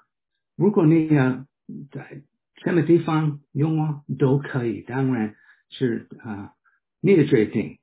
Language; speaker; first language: Chinese; non-native, fluent; English